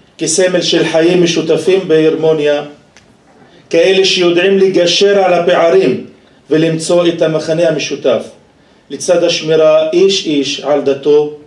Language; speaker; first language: Hebrew; non-native, local second language; Arabic